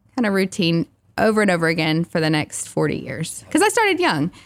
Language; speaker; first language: English; native; English